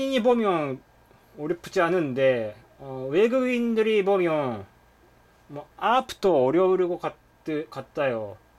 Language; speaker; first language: Korean; non-native, fluent; Japanese